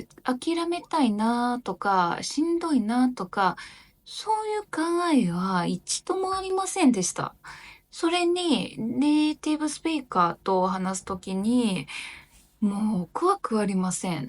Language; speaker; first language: Japanese; non-native, learner; Chinese